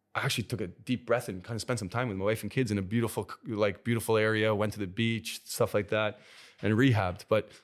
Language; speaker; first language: English; native; English